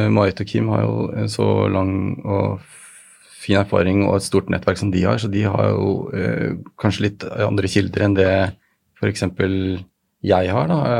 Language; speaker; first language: Norwegian; native; Norwegian